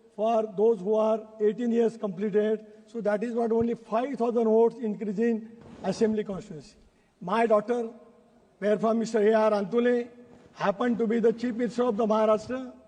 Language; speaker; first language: English; non-native, local second language; Marathi